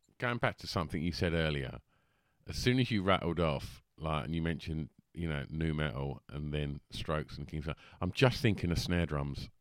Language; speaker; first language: English; native; English